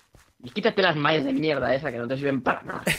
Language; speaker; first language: Spanish; native; Spanish